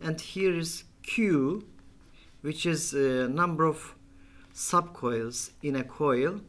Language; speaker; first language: English; non-native, fluent; Turkish